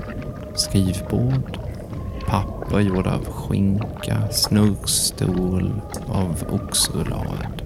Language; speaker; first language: Swedish; native; Swedish